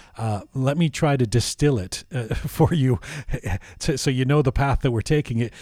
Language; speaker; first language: English; early bilingual, other home language; Persian